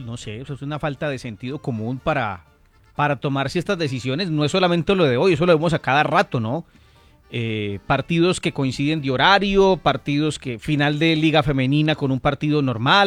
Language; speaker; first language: Spanish; native; Spanish